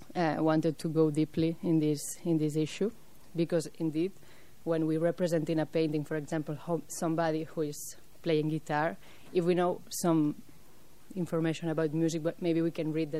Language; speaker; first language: English; non-native, fluent; French